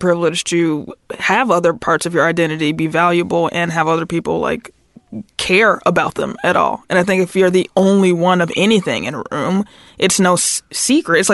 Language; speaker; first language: English; native; English